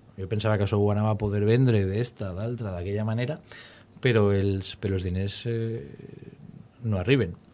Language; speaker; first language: Catalan; native; Catalan